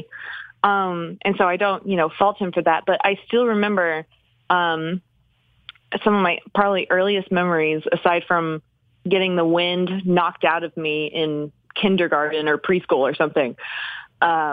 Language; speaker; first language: English; native; English